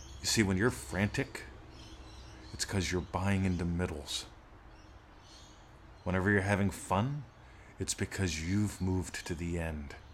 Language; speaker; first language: English; native; English